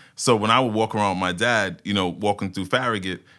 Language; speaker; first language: English; early bilingual, other home language; Haitian Creole